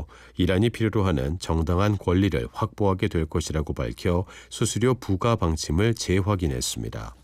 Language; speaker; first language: Korean; native; Korean